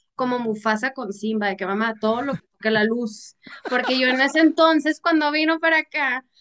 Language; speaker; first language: Spanish; native; Spanish